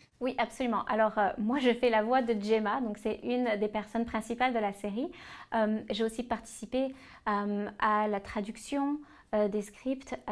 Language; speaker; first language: French; native; French